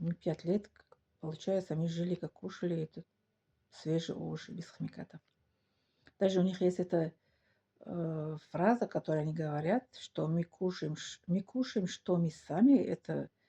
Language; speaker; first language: Russian; non-native, local second language; Tajik